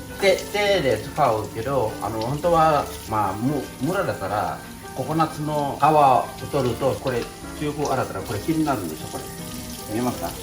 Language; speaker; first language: Japanese; non-native, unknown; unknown